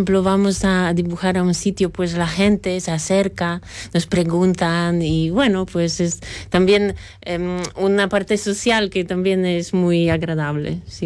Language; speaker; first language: Spanish; non-native, fluent; Polish